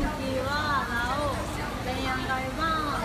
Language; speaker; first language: Thai; non-native, learner; Japanese